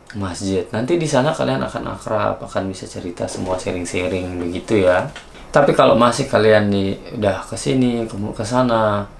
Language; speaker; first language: Indonesian; native; Indonesian